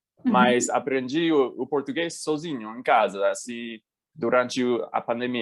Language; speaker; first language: Portuguese; non-native, fluent; English